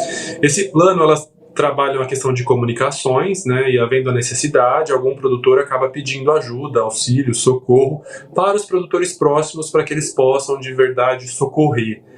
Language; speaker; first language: Portuguese; native; Portuguese